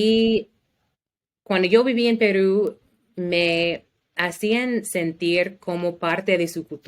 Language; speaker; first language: Spanish; non-native, learner; English